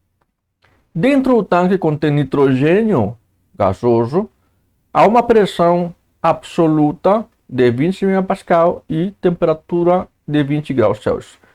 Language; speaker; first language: Portuguese; native; Portuguese